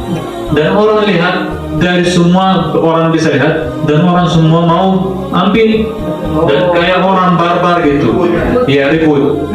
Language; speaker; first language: Indonesian; non-native, fluent; Arabic